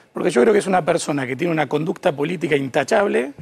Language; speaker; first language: Spanish; native; Spanish